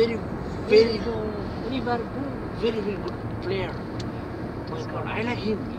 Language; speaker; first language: English; non-native, learner; Nepali